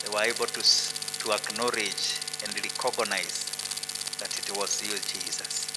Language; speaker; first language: English; non-native, local second language; Kikuyu